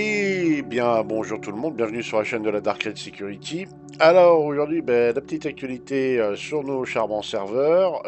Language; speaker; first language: French; native; French